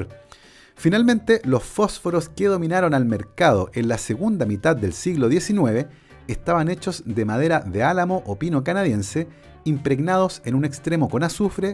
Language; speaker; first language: Spanish; native; Spanish